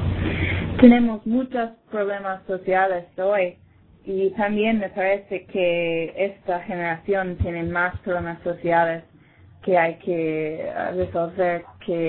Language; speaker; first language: Spanish; non-native, learner; English